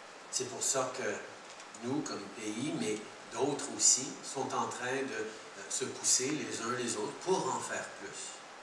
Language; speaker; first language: French; early bilingual, heritage; French